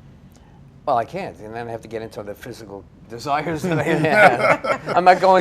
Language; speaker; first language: English; native; English